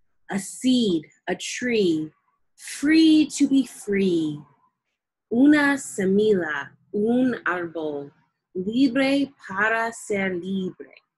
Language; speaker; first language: Spanish; non-native, learner; English